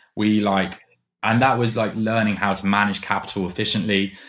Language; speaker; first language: English; non-native, fluent; German